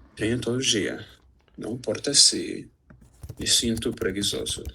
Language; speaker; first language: Portuguese; non-native, learner; English